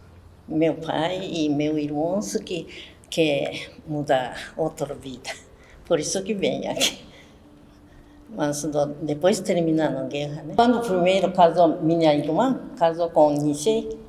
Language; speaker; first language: Portuguese; non-native, learner; Japanese